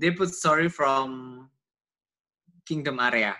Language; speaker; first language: English; non-native, learner; Indonesian